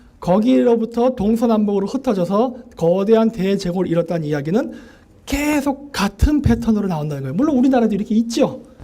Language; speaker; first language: Korean; native; Korean